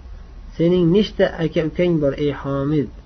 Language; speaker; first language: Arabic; non-native, fluent; Uzbek